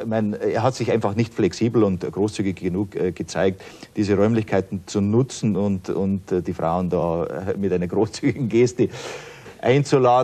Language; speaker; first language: German; native; German